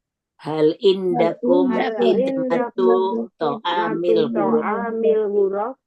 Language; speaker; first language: Arabic; non-native, learner; Indonesian